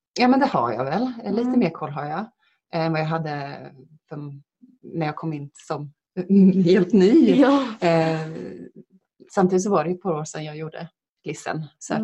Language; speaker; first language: Swedish; native; Swedish